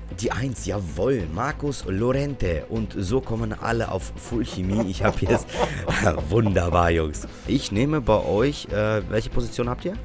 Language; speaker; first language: German; early bilingual, other home language; Russian